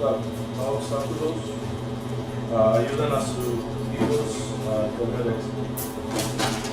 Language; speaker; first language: Spanish; early bilingual, heritage; Spanish